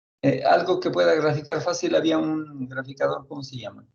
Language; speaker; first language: Spanish; native; Spanish